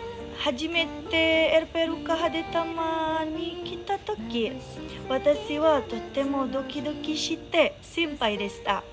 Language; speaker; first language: Japanese; non-native, learner; Indonesian